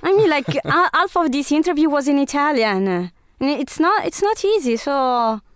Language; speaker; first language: English; non-native, fluent; Italian